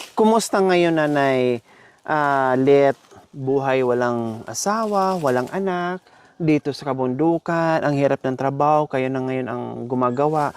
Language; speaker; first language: Filipino; native; Filipino